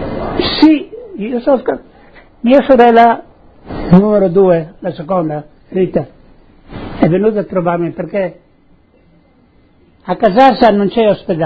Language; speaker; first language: Italian; early bilingual, heritage; Italian